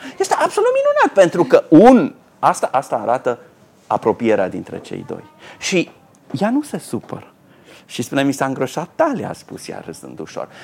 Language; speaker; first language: Romanian; native; Romanian